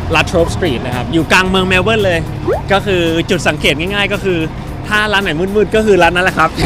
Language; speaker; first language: Thai; non-native, fluent; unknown